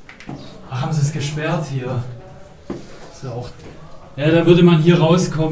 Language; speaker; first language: German; native; German